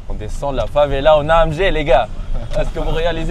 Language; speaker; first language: French; native; French